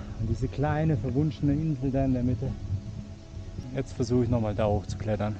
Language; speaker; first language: German; native; German